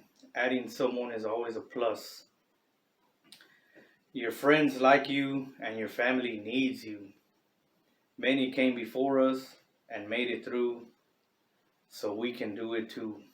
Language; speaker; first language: English; native; English